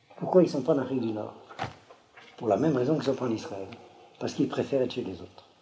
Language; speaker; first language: French; native; French